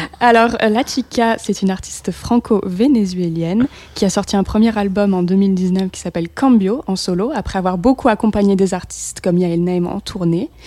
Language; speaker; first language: French; native; French